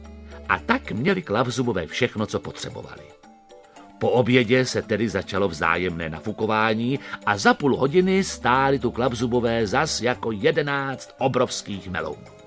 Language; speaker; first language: Czech; native; Czech